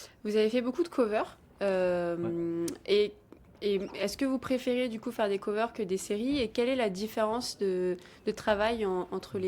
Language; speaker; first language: French; native; French